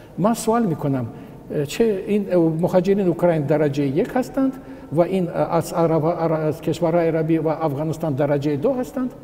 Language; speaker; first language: Persian; non-native, fluent; Russian